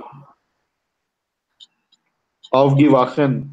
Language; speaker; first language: German; non-native, learner; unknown